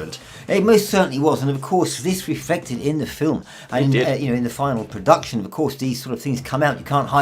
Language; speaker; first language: English; native; English